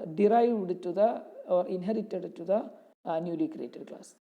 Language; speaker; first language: English; non-native, local second language; Malayalam